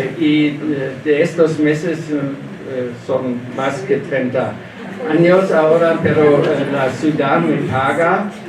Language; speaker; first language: Spanish; non-native, learner; German